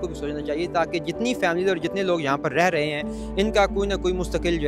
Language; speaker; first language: Urdu; native; Urdu